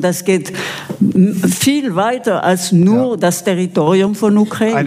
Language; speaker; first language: German; non-native, local second language; French